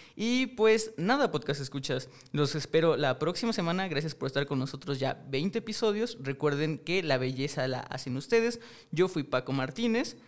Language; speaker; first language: Spanish; native; Spanish